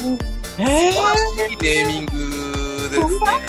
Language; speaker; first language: Japanese; native; Japanese